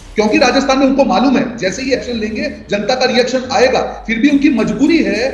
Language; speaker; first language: Hindi; non-native, local second language; Gujarati